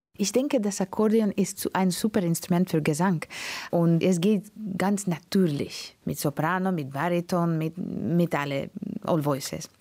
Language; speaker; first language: German; non-native, learner; Latvian